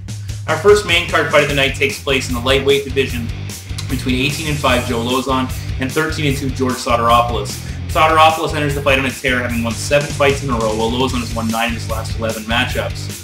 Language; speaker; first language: English; native; English